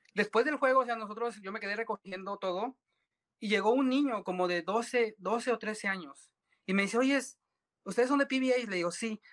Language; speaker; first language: Spanish; native; Spanish